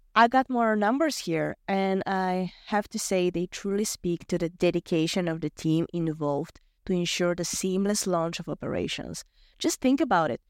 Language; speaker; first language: English; non-native, fluent; Bulgarian